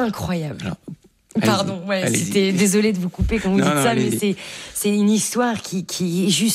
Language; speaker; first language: French; native; French